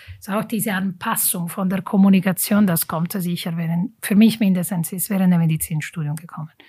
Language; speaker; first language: German; non-native, fluent; Italian